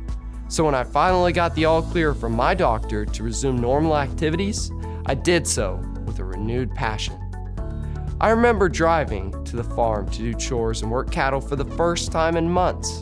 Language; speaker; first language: English; native; English